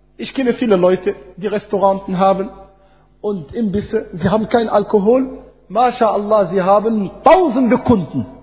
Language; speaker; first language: German; non-native, fluent; Arabic